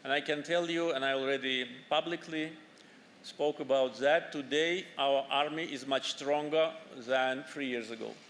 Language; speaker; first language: English; non-native, fluent; Azerbaijani